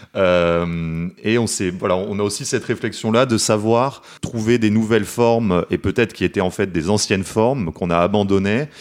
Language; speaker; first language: French; native; French